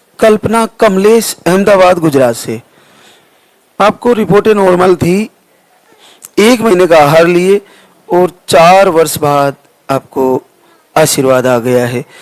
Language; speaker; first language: Hindi; native; Hindi